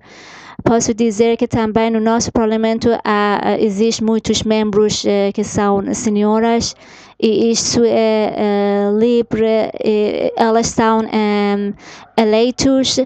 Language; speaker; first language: Portuguese; non-native, fluent; Persian